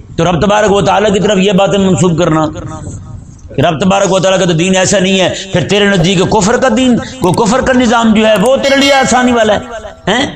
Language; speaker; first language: Urdu; native; Urdu